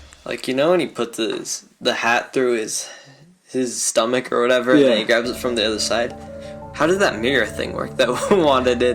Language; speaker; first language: English; native; English